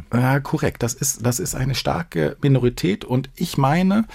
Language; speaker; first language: German; non-native, fluent; Swedish